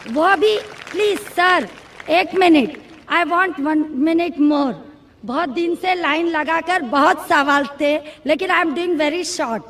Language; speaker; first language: Hindi; non-native, local second language; Marathi